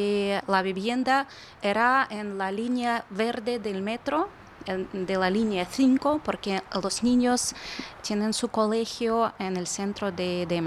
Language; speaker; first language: Spanish; non-native, fluent; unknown